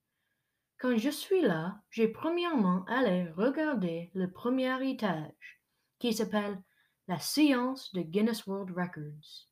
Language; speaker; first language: French; non-native, local second language; English